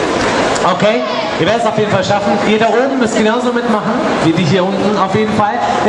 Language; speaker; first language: German; native; German